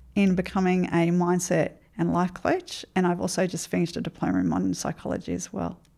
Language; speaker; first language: English; native; English